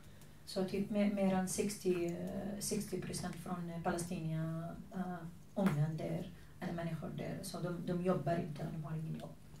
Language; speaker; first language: Swedish; non-native, fluent; Arabic